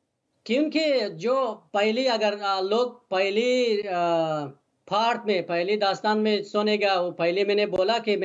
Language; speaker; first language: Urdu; non-native, learner; Persian